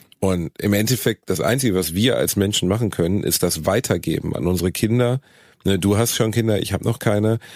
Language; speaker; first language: German; native; German